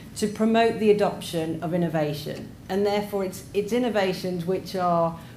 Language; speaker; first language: English; native; English